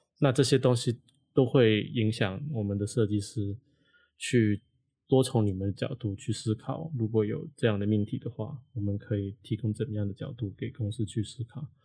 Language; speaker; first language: Chinese; non-native, local second language; Cantonese